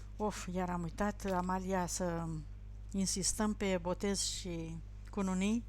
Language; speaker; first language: Romanian; native; Romanian